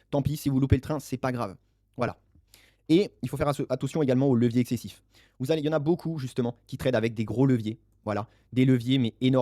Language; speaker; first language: French; native; French